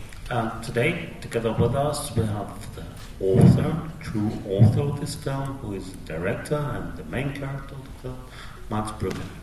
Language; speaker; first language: English; non-native, fluent; Russian